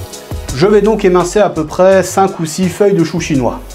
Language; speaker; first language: French; native; French